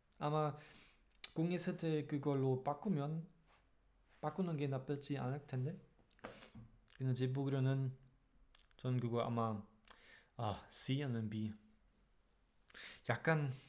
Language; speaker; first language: Korean; non-native, learner; German